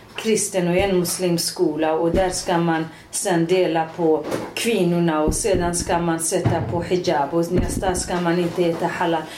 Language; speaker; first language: Swedish; non-native, fluent; Persian